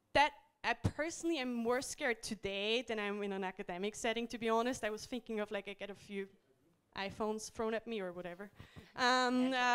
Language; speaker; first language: English; non-native, fluent; German